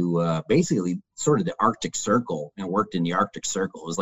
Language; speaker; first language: English; native; English